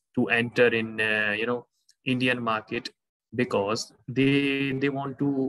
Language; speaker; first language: English; non-native, local second language; Hindi